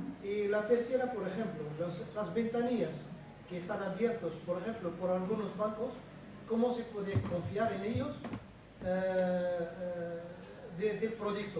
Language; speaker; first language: Spanish; non-native, fluent; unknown